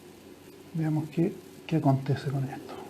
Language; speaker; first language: Spanish; native; Spanish